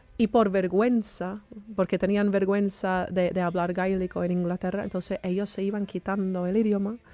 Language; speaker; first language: Spanish; non-native, fluent; English